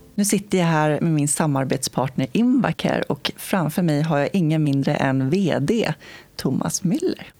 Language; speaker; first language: Swedish; native; Swedish